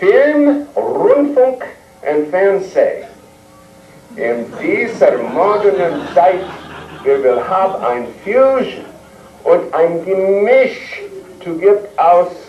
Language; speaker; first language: German; non-native, learner; English